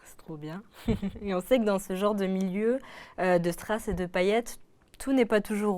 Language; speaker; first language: French; native; French